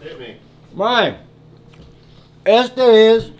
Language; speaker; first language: Spanish; non-native, learner; English